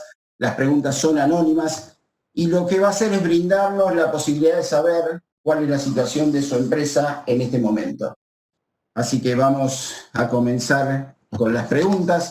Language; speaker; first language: Spanish; native; Spanish